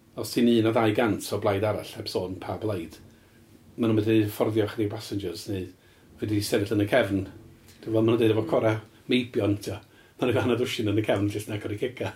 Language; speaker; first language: Welsh; native; Welsh